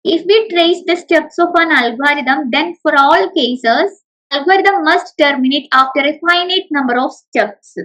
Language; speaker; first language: English; non-native, local second language; Malayalam